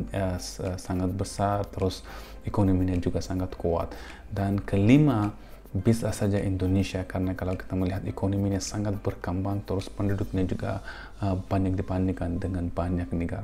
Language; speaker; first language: Indonesian; non-native, fluent; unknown